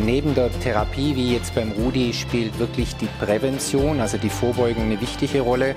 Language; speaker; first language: German; native; German